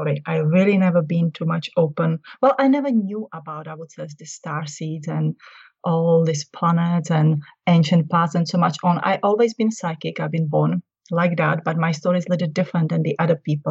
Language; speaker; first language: English; non-native, fluent; Czech